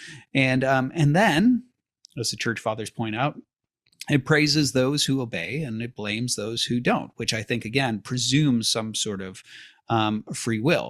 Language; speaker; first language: English; native; English